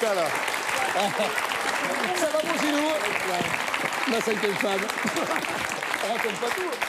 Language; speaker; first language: French; native; French